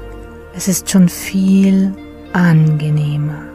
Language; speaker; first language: German; native; German